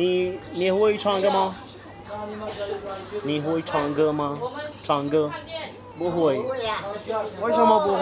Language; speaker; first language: Chinese; non-native, learner; Central Kurdish